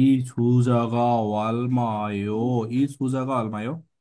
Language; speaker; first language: Korean; non-native, fluent; Bangla